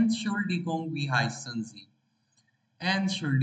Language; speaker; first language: German; non-native, learner; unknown